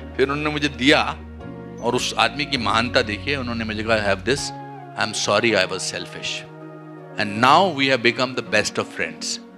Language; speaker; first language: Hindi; native; Hindi